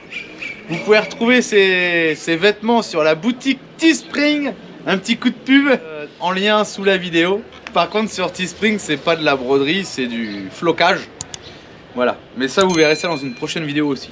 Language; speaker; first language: French; native; French